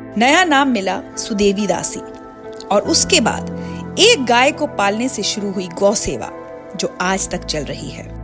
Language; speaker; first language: Hindi; native; Hindi